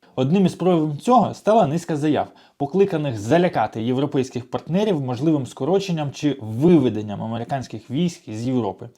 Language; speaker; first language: Ukrainian; non-native, local second language; Russian